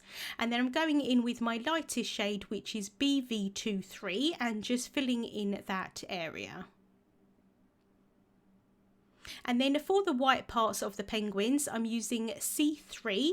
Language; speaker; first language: English; native; English